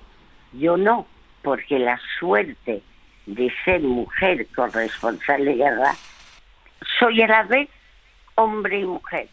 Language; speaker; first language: Spanish; early bilingual, other home language; French